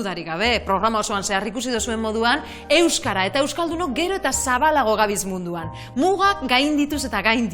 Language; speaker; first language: Basque; native; Basque